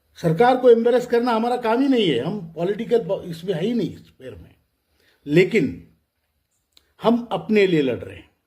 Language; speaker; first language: Hindi; non-native, local second language; Marathi